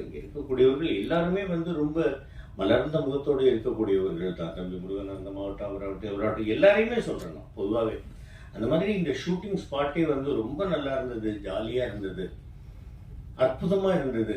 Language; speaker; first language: Tamil; native; Tamil